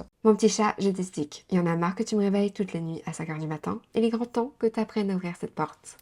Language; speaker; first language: French; native; French